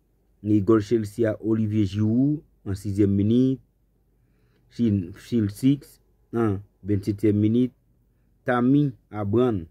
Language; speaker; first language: French; non-native, learner; Haitian Creole